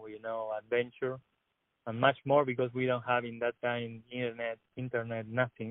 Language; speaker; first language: English; non-native, learner; Spanish